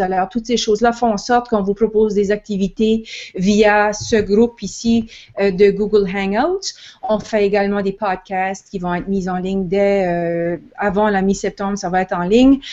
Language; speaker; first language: French; native; French